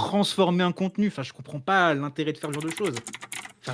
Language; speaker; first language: French; native; French